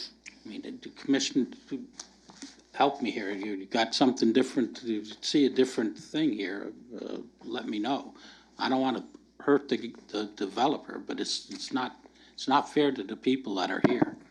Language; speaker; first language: English; native; English